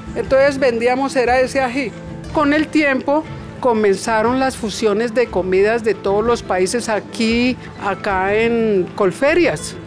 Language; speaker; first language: Spanish; native; Spanish